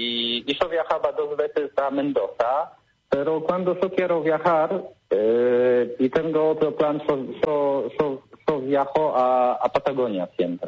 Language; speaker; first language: Spanish; non-native, learner; Polish